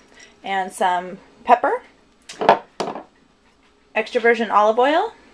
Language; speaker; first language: English; native; English